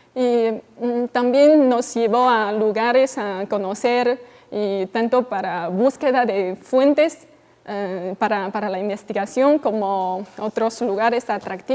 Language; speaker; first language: Spanish; non-native, fluent; Chinese